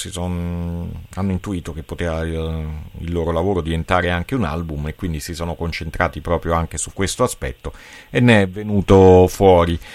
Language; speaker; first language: Italian; native; Italian